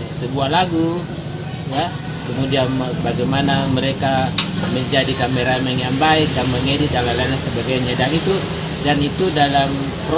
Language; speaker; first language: Indonesian; native; Indonesian